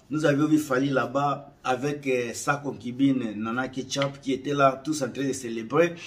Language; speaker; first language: French; non-native, local second language; Lingala